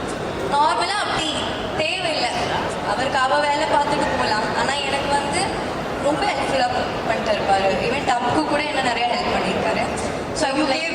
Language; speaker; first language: Tamil; non-native, learner; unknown